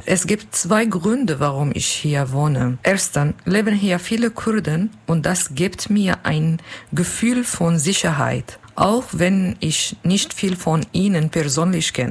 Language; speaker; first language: German; non-native, learner; Kurdish